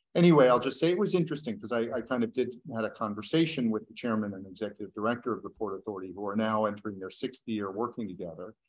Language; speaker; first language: English; native; English